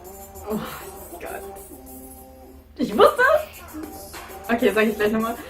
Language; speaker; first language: German; native; German